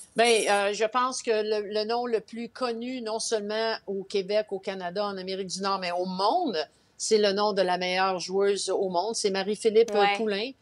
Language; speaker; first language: French; native; French